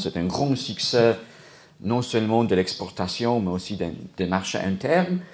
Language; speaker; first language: French; non-native, fluent; Polish